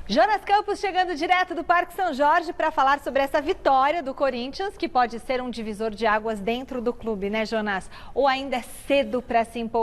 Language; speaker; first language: Portuguese; native; Portuguese